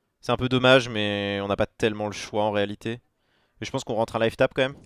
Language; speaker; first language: French; native; French